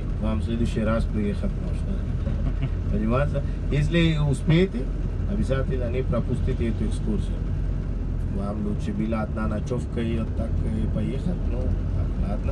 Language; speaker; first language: Russian; non-native, learner; Sinhala